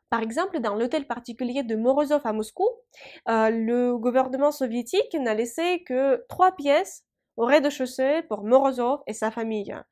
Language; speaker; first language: French; non-native, fluent; Russian